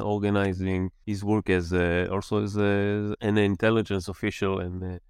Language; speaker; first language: English; non-native, fluent; Hebrew